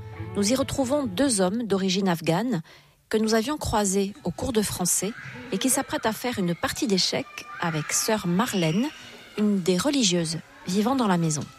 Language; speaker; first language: French; native; French